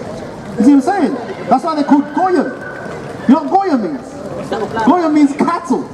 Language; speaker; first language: English; native; English